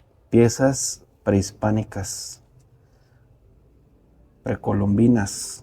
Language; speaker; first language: Spanish; native; Spanish